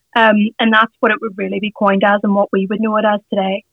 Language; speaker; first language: English; native; English